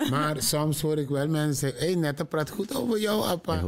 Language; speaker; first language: Dutch; non-native, learner; Papiamento